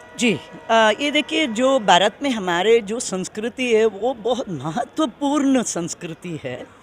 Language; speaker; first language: Hindi; non-native, local second language; Tamil